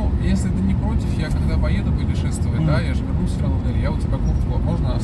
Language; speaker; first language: Russian; native; Russian